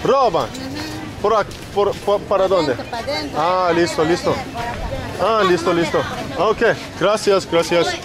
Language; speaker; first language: Spanish; non-native, learner; English